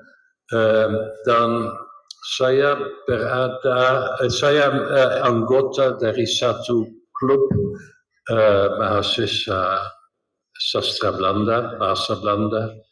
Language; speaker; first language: Indonesian; non-native, fluent; Dutch